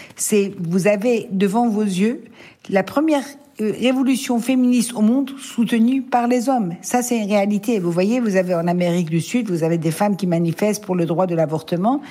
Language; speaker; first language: French; non-native, fluent; Persian